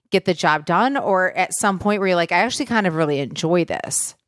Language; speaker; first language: English; native; English